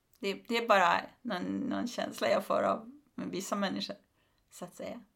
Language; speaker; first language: Swedish; non-native, fluent; Persian